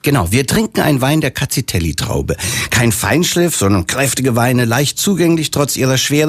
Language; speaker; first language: German; native; German